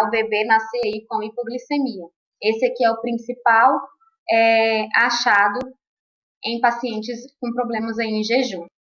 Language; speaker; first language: Portuguese; native; Portuguese